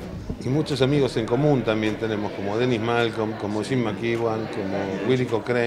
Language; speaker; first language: Spanish; native; Spanish